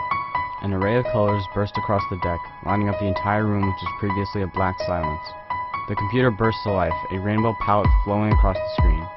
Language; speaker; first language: English; native; English